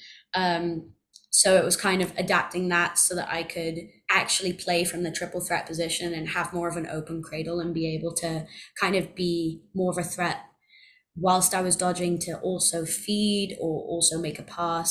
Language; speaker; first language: English; native; English